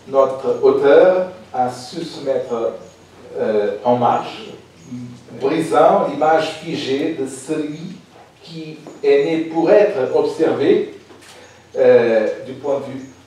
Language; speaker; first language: French; non-native, fluent; Portuguese